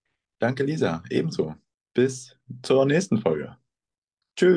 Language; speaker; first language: German; native; German